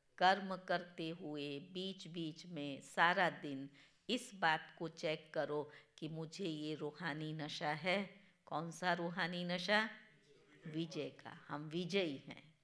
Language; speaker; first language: Hindi; non-native, local second language; Gujarati